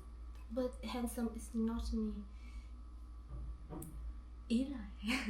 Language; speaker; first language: English; non-native, learner; Vietnamese